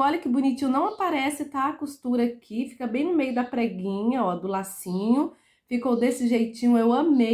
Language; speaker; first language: Portuguese; native; Portuguese